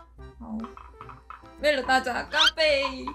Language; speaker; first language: Chinese; non-native, fluent; Korean